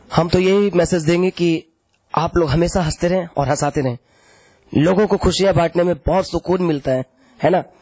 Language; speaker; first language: Hindi; native; Hindi